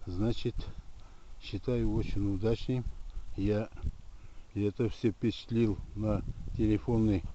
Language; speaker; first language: Russian; non-native, local second language; Kazakh